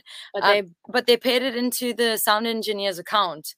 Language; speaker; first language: English; early bilingual, other home language; French